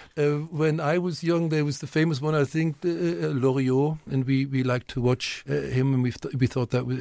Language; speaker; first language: English; non-native, fluent; German